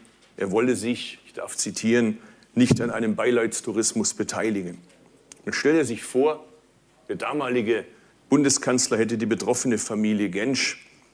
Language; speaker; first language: German; early bilingual, other home language; Turkish